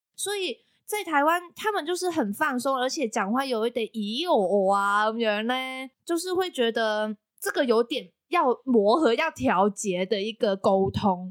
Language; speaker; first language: Chinese; non-native, local second language; Cantonese